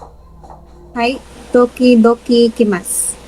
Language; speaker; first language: Japanese; non-native, learner; Filipino